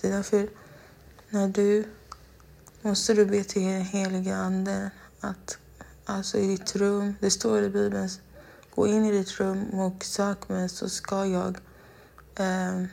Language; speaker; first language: Swedish; non-native, local second language; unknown